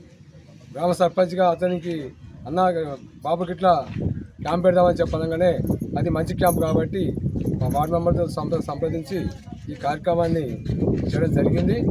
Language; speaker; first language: Telugu; native; Telugu